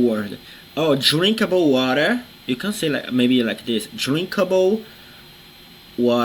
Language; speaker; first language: English; non-native, fluent; Portuguese